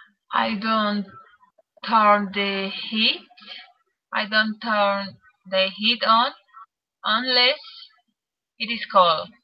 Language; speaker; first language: English; non-native, learner; Spanish